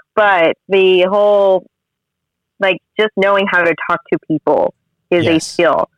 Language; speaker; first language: English; native; English